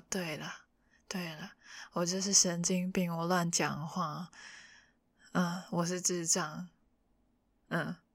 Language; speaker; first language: Chinese; non-native, local second language; Cantonese